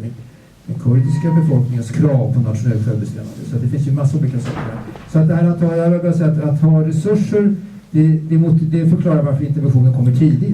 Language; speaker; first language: Swedish; native; Swedish